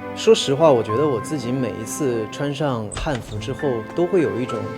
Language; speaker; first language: Chinese; native; Chinese